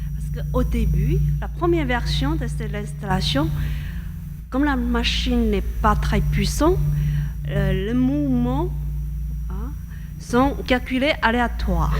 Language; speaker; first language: French; non-native, fluent; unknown